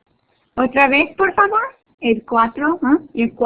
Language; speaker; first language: Spanish; non-native, fluent; English